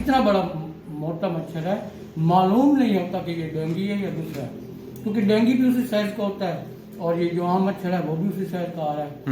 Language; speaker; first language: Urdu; non-native, local second language; Punjabi